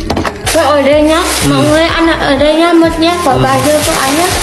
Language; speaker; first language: Vietnamese; non-native, learner; Indonesian